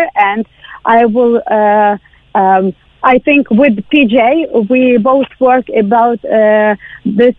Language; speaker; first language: English; non-native, learner; Ukrainian